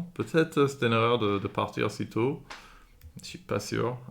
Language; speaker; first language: French; non-native, fluent; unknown